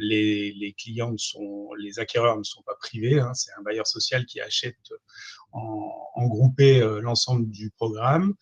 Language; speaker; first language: French; native; French